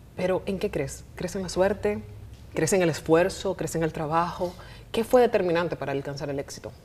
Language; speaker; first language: Spanish; native; Spanish